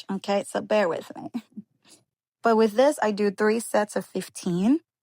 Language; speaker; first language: English; native; English